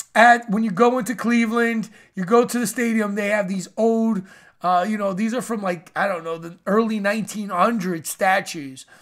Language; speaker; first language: English; native; English